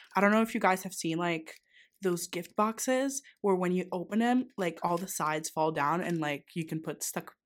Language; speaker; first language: English; non-native, fluent; Greek